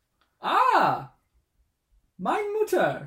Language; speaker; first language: German; non-native, learner; English